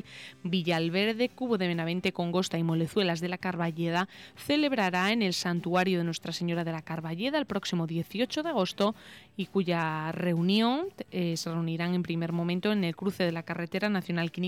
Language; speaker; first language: Spanish; native; Spanish